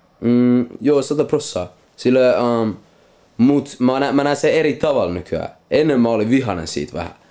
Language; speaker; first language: Finnish; non-native, local second language; Swedish